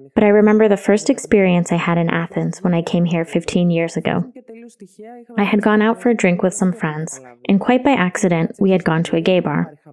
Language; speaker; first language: English; non-native, fluent; Greek